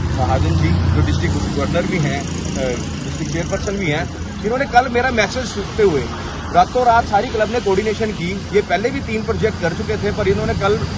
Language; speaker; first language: Hindi; non-native, local second language; Punjabi